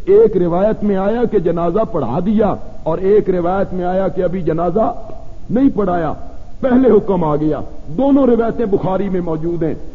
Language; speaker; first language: Urdu; non-native, local second language; Punjabi